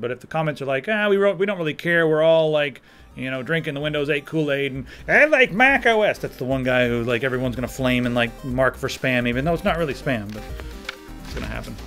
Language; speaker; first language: English; native; English